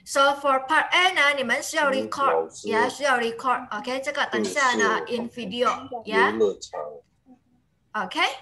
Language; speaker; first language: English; non-native, fluent; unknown